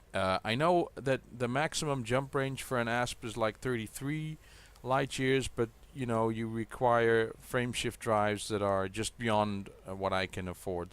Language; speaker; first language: English; native; English